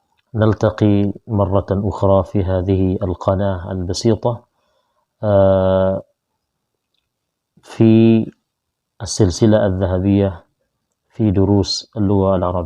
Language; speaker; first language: Arabic; non-native, fluent; Indonesian